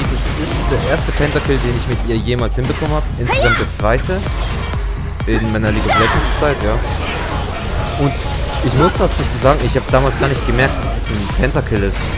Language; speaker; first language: German; native; German